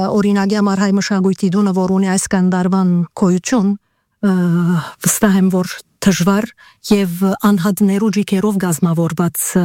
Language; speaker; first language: Armenian; early bilingual, heritage; Armenian